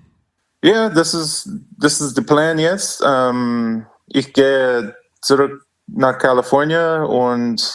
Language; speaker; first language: German; non-native, learner; English